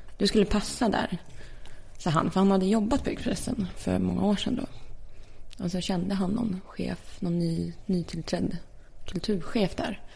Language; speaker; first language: Swedish; early bilingual, other home language; Polish